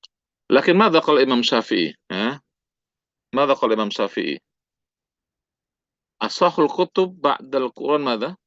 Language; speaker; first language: Arabic; non-native, fluent; Indonesian